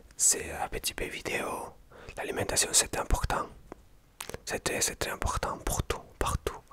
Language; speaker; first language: French; non-native, learner; Spanish